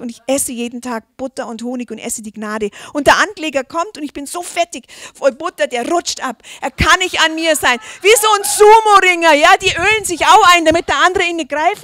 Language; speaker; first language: German; native; German